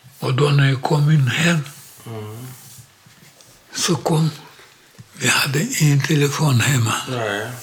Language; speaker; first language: Swedish; non-native, learner; Polish